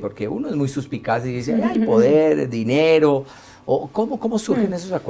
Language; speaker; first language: Spanish; native; Spanish